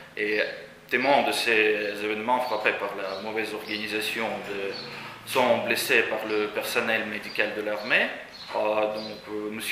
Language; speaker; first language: French; non-native, fluent; Russian